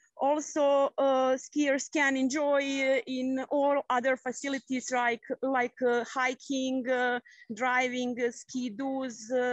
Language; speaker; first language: English; non-native, fluent; Croatian